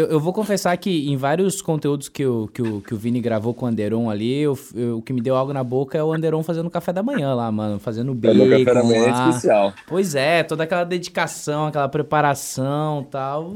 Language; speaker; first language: Portuguese; native; Portuguese